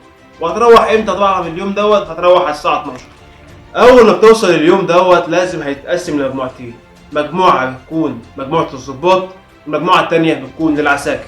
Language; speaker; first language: Arabic; native; Arabic